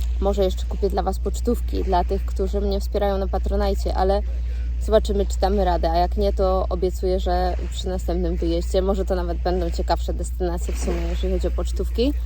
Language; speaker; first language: Polish; native; Polish